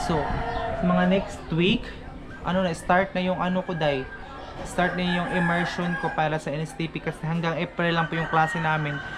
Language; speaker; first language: Filipino; non-native, local second language; Cebuano